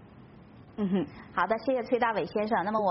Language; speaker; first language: Chinese; native; Chinese